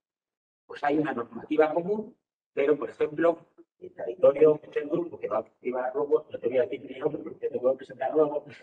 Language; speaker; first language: Spanish; native; Spanish